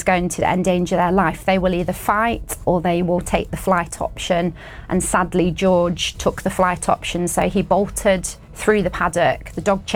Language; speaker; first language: English; native; English